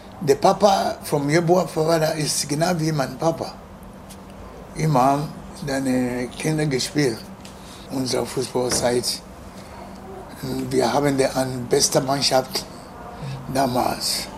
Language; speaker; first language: German; non-native, learner; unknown